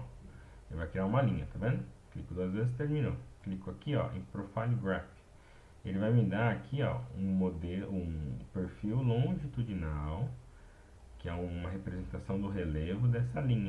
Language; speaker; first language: Portuguese; native; Portuguese